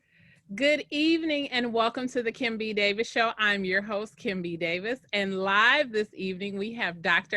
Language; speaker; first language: English; native; English